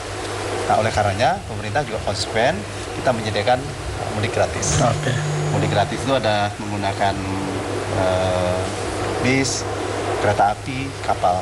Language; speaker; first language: Indonesian; native; Indonesian